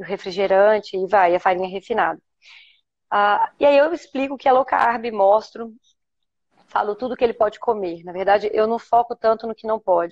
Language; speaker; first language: Portuguese; native; Portuguese